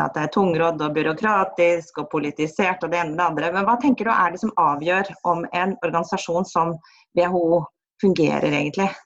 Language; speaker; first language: Norwegian; native; Norwegian